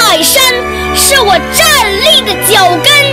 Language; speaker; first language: Chinese; native; Chinese